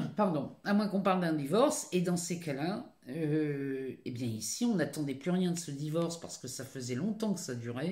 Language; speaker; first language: French; native; French